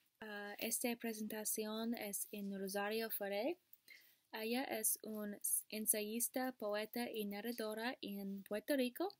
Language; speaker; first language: Spanish; non-native, learner; English